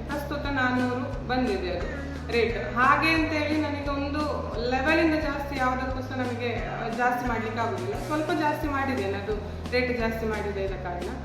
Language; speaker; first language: Kannada; non-native, local second language; Malayalam